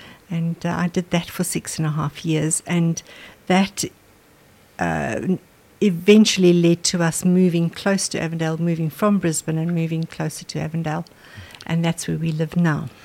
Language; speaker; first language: English; non-native, local second language; Afrikaans